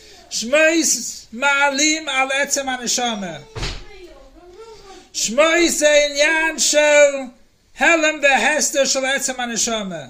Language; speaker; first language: Hebrew; non-native, fluent; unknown